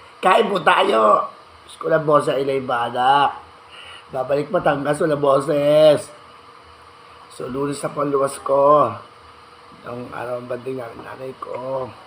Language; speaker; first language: Filipino; native; Filipino